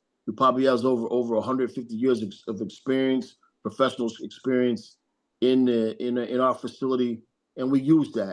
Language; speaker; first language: English; native; English